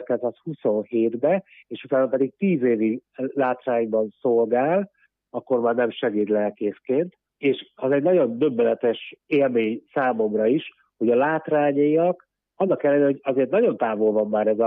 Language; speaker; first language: Hungarian; native; Hungarian